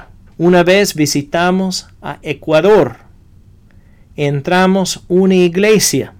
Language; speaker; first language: Spanish; non-native, fluent; English